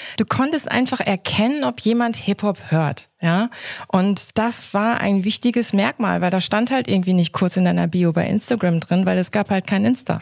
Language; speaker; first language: German; early bilingual, other home language; Korean